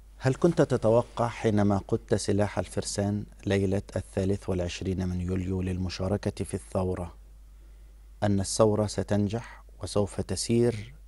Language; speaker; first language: Arabic; native; Arabic